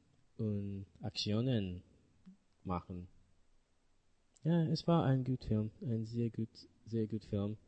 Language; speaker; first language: German; non-native, learner; English